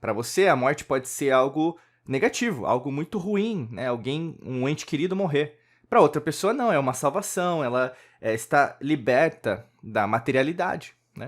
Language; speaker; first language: Portuguese; native; Portuguese